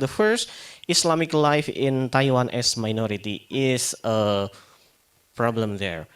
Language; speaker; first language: English; non-native, fluent; Indonesian